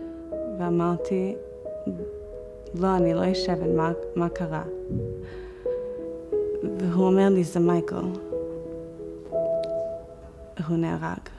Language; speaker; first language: Hebrew; non-native, fluent; English